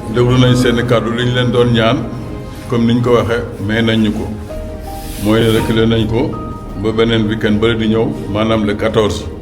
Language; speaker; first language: Wolof; non-native, local second language; Mandingo